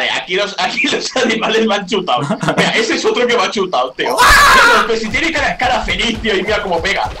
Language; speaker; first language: Spanish; native; Spanish